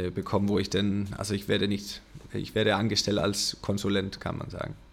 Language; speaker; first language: German; non-native, fluent; Danish